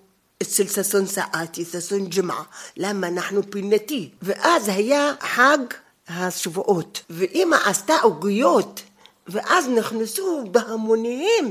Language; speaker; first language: Hebrew; non-native, fluent; Arabic